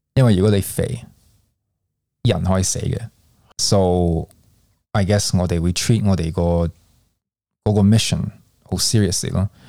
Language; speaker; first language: Cantonese; early bilingual, heritage; Cantonese